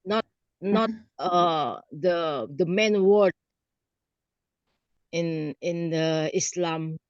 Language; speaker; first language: English; non-native, learner; Indonesian